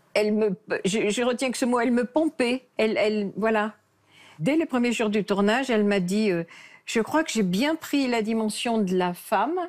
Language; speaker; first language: French; native; French